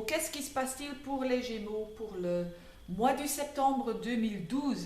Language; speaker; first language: French; non-native, fluent; Dutch